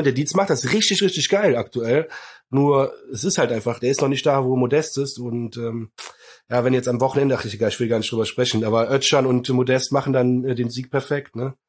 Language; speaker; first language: German; native; German